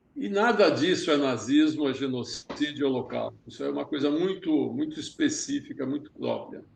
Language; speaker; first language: Portuguese; early bilingual, other home language; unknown